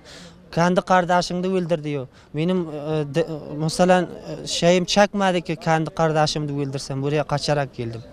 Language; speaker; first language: Turkish; non-native, learner; Uzbek